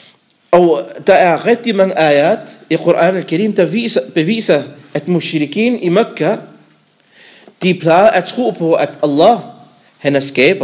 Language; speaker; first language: Danish; non-native, fluent; Arabic